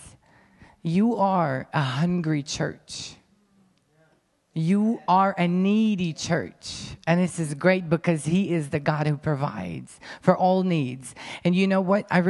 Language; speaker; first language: English; non-native, fluent; Ukrainian